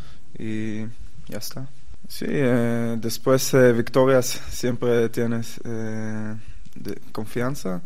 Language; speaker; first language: Spanish; non-native, learner; Hebrew